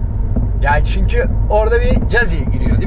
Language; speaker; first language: Turkish; native; Turkish